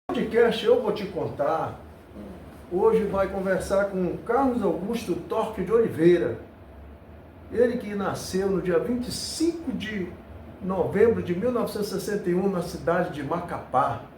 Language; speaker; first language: Portuguese; native; Portuguese